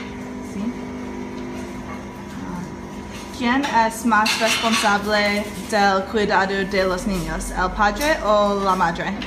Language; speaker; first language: Spanish; non-native, learner; English